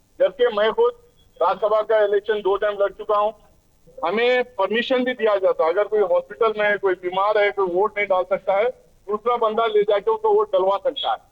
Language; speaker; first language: Hindi; non-native, local second language; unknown